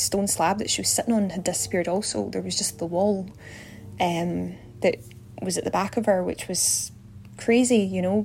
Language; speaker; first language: English; native; English